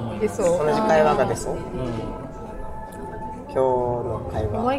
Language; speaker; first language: Japanese; native; Japanese